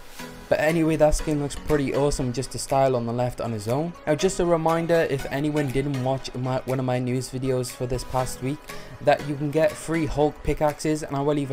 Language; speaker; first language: English; native; English